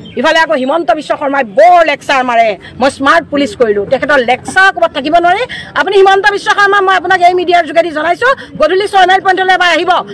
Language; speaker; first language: Assamese; native; Assamese